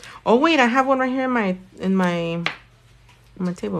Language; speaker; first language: English; early bilingual, other home language; Spanish